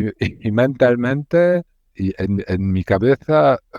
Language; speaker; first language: Spanish; non-native, learner; Hungarian